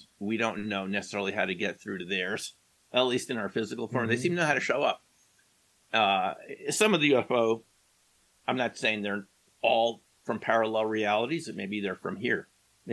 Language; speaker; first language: English; native; English